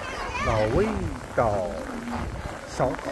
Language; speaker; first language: Chinese; non-native, learner; English